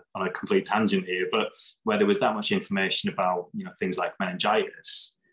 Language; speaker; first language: English; native; English